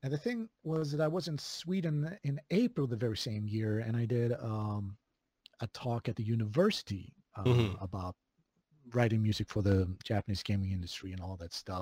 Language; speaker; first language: English; non-native, fluent; Swedish